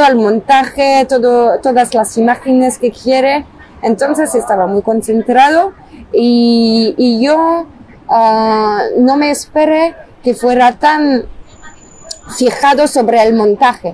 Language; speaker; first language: Spanish; non-native, fluent; French